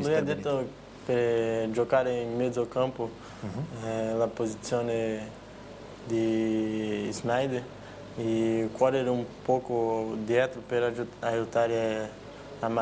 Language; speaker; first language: Italian; non-native, learner; Portuguese